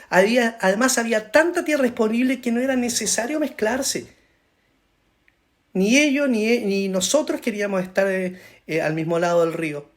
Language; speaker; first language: Spanish; native; Spanish